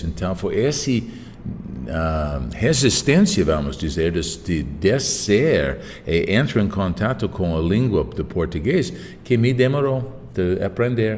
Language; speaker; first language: Portuguese; non-native, fluent; English